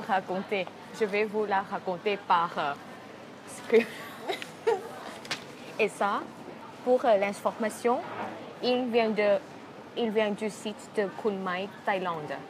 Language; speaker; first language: French; non-native, fluent; Thai